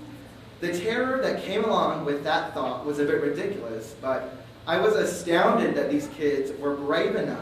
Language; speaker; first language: English; native; English